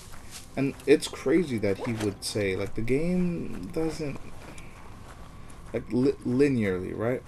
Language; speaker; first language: English; native; English